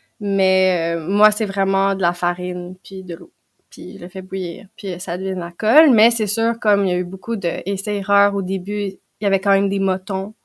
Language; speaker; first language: French; native; French